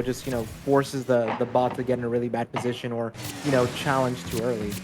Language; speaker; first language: English; native; English